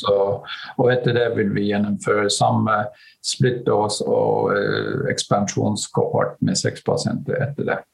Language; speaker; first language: Norwegian; non-native, fluent; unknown